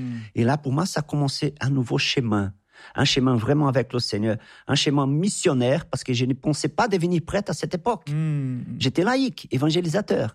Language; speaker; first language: French; non-native, fluent; Portuguese